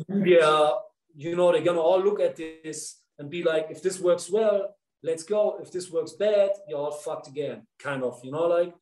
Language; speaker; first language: English; non-native, fluent; Dutch